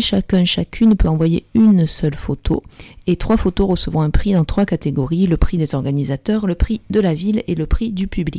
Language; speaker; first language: French; native; French